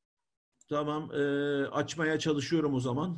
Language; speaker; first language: Turkish; native; Turkish